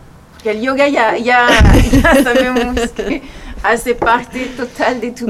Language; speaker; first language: Spanish; non-native, fluent; French